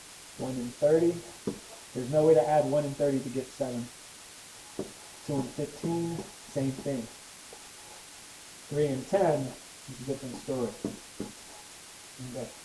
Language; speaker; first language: English; native; English